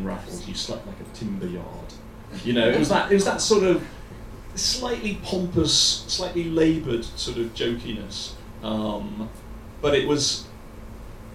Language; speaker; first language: English; native; English